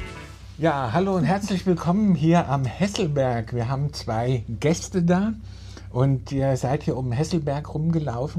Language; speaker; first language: German; native; German